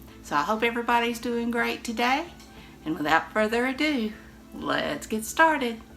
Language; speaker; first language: English; native; English